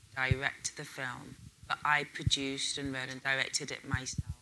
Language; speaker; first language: English; native; English